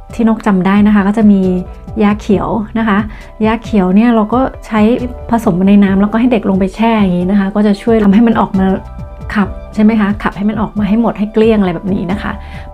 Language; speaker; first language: Thai; native; Thai